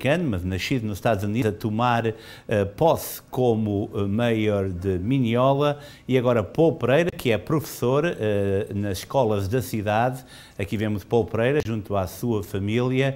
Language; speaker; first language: Portuguese; native; Portuguese